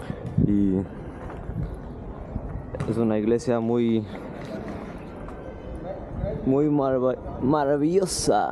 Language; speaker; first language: Spanish; early bilingual, heritage; Spanish